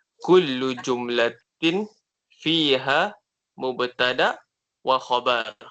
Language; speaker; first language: Arabic; non-native, learner; Malay